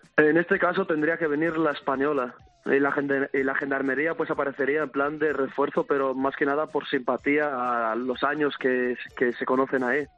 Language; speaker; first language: Spanish; early bilingual, other home language; Arabic